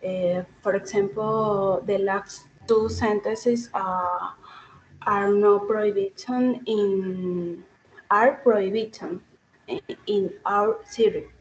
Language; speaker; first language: English; non-native, learner; Spanish